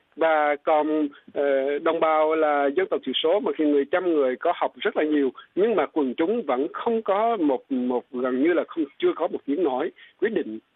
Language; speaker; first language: Vietnamese; non-native, local second language; Eastern Cham